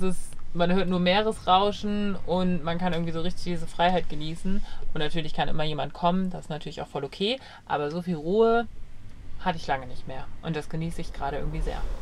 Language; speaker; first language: German; native; German